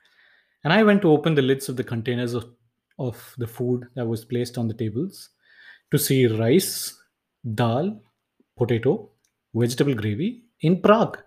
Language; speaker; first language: English; non-native, local second language; Tamil